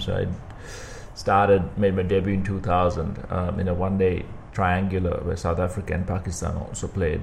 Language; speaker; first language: English; non-native, local second language; Sinhala